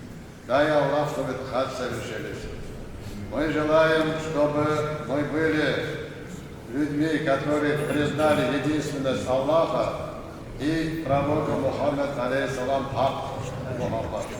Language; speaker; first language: Russian; non-native, local second language; Kumyk